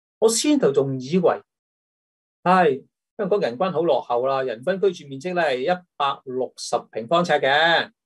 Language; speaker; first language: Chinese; non-native, local second language; Cantonese